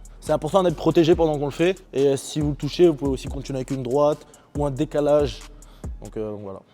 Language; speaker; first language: French; early bilingual, other home language; Chechen